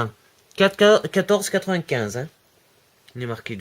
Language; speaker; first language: French; native; French